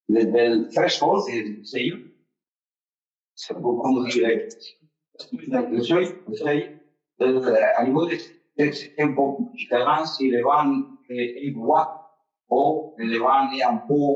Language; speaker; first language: French; non-native, fluent; Spanish